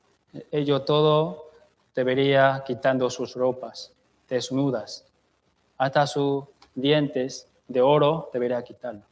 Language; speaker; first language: Spanish; non-native, fluent; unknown